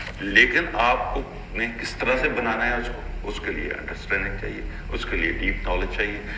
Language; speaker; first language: Urdu; non-native, local second language; Punjabi